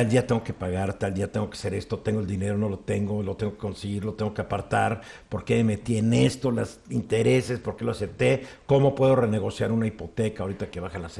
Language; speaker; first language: Spanish; native; Spanish